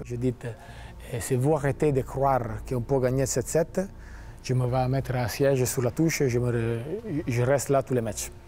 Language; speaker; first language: French; non-native, fluent; Italian